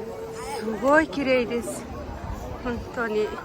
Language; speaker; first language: Japanese; non-native, fluent; Mongolian